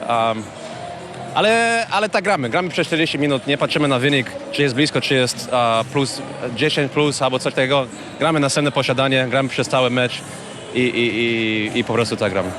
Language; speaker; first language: Polish; early bilingual, heritage; English